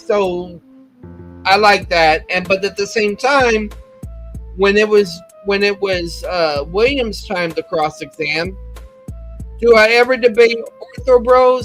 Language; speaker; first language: English; native; English